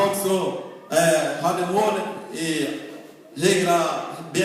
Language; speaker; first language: Swedish; non-native, fluent; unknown